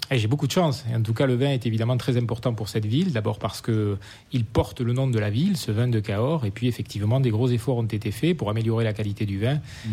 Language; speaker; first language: French; native; French